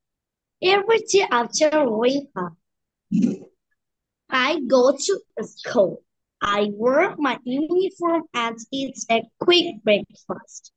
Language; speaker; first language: English; non-native, learner; Bangla